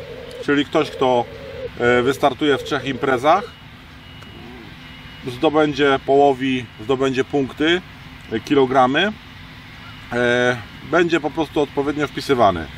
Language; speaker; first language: Polish; native; Polish